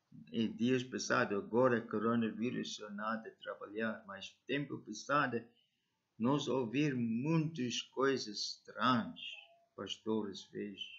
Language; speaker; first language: Portuguese; non-native, learner; English